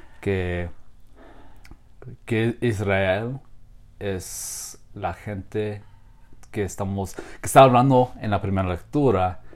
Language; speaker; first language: Spanish; non-native, fluent; English